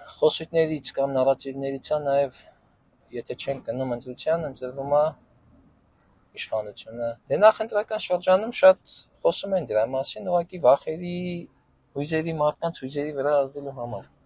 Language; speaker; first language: Armenian; native; Armenian